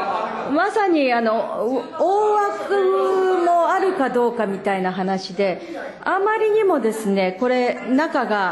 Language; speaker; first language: Japanese; native; Japanese